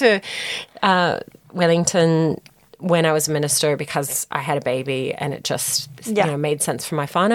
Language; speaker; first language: English; native; English